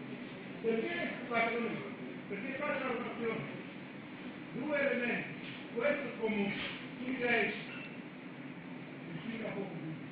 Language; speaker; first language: Italian; non-native, learner; Romanian